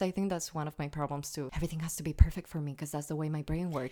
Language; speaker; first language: English; non-native, fluent; Spanish